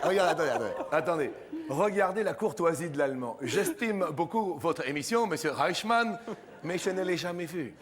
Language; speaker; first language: French; native; French